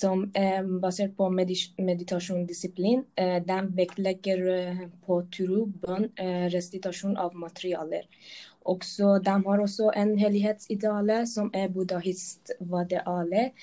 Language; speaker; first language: Norwegian; non-native, local second language; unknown